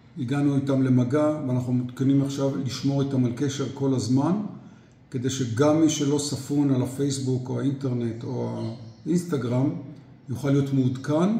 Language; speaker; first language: Hebrew; native; Hebrew